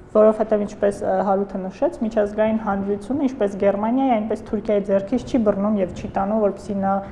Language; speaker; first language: Armenian; native; Armenian